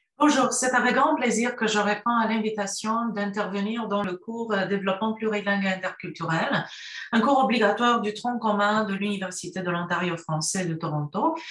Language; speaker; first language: French; non-native, fluent; Romanian